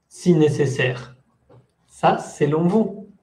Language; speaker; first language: French; non-native, fluent; Spanish